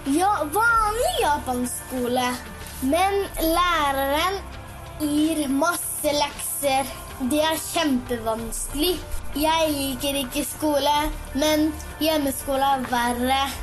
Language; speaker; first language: Norwegian; early bilingual, heritage; Japanese